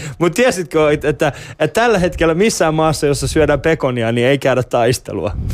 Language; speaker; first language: Finnish; early bilingual, other home language; Persian